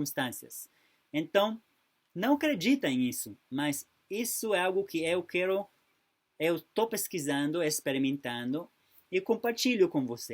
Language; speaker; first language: Portuguese; non-native, fluent; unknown